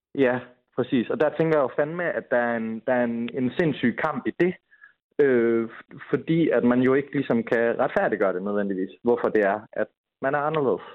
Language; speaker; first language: Danish; native; Danish